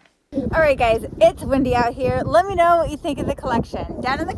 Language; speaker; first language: English; native; English